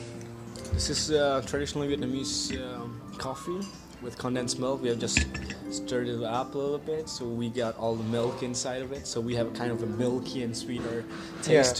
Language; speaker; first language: English; non-native, fluent; Vietnamese